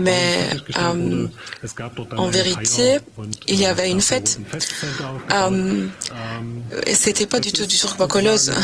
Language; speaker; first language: French; non-native, fluent; German